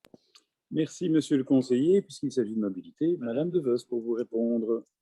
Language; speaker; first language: French; native; French